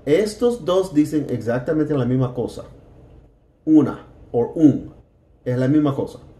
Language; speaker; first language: Spanish; non-native, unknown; English